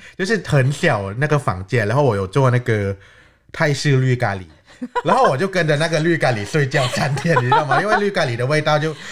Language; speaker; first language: Chinese; non-native, fluent; Thai